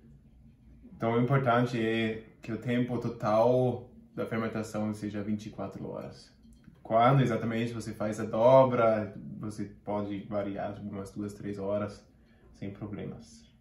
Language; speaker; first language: Portuguese; non-native, fluent; German